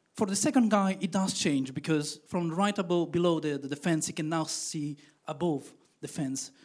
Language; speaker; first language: English; non-native, fluent; Italian